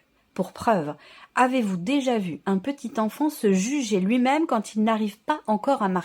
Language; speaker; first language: French; native; French